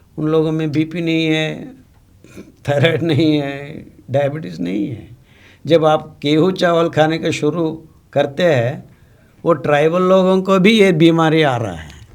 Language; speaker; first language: Hindi; non-native, local second language; Telugu